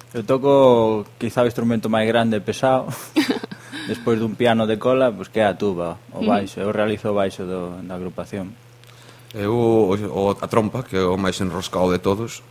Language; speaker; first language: Galician; native; Galician